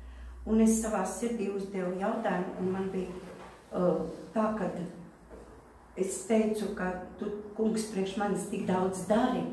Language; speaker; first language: Latvian; non-native, local second language; Russian